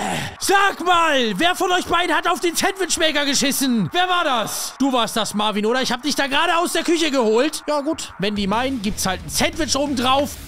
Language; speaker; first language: German; native; German